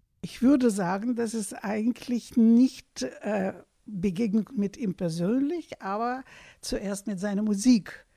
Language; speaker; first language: German; non-native, fluent; Russian